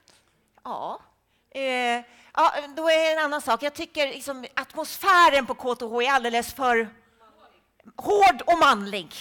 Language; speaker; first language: Swedish; native; Swedish